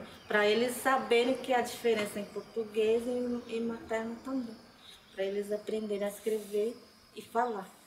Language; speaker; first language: Portuguese; non-native, local second language; Guarani